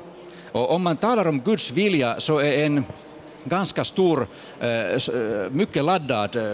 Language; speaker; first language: Swedish; non-native, fluent; Finnish